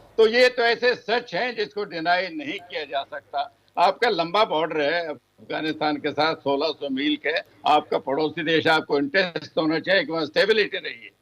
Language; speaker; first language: Hindi; native; Hindi